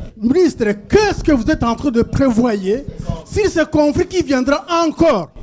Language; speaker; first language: French; non-native, local second language; Kinyarwanda